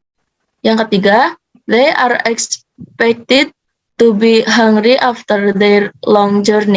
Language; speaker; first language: English; non-native, learner; Indonesian